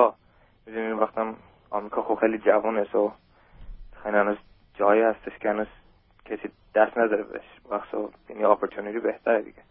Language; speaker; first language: Persian; early bilingual, heritage; German